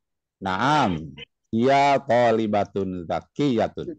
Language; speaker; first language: Arabic; non-native, learner; Indonesian